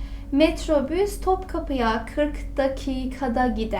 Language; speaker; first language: Turkish; non-native, fluent; Persian